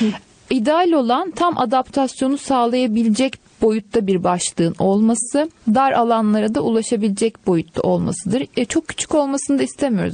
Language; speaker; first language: Turkish; native; Turkish